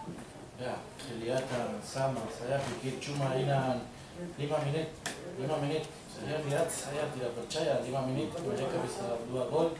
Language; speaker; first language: Indonesian; non-native, learner; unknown